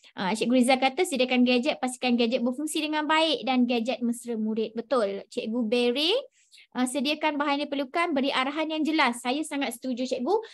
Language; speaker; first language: Malay; native; Malay